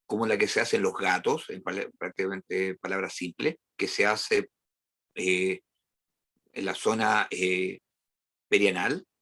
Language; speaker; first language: Spanish; native; Spanish